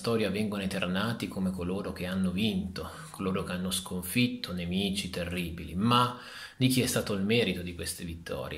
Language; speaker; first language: Italian; native; Italian